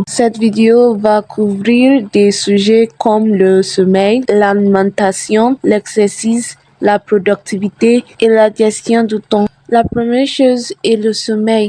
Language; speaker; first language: French; non-native, learner; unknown